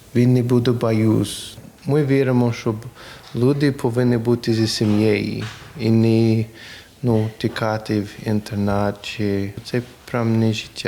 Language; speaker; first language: Ukrainian; non-native, learner; English